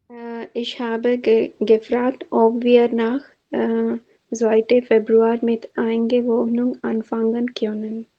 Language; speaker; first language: German; non-native, learner; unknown